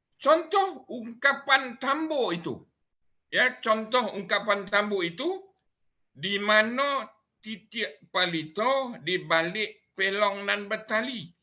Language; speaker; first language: Malay; native; Malay